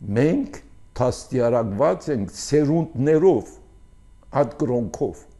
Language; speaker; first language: Armenian; early bilingual, heritage; Armenian